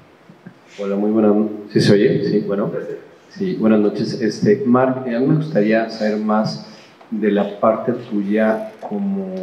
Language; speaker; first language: Spanish; native; Spanish